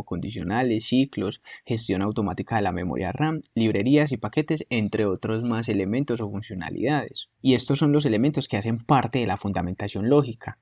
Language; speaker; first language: Spanish; native; Spanish